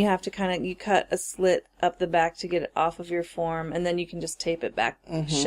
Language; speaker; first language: English; native; English